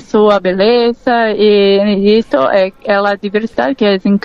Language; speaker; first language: Spanish; non-native, learner; Portuguese